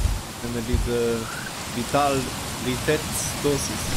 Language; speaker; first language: German; non-native, fluent; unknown